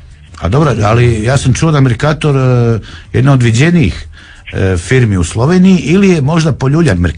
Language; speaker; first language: Croatian; native; Croatian